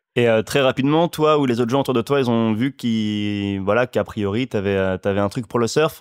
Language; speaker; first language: French; native; French